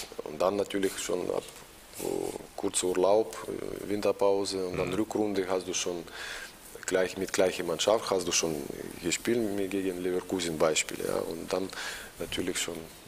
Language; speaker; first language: German; non-native, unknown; Russian